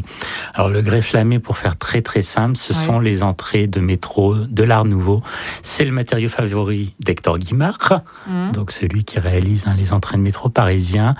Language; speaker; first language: French; native; French